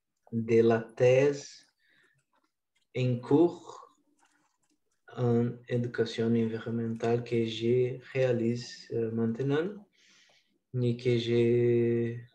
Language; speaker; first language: French; non-native, learner; Portuguese